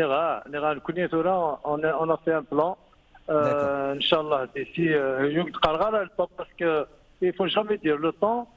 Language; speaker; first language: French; non-native, local second language; Kabyle